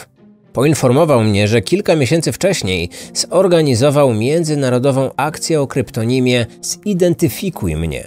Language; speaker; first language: Polish; native; Polish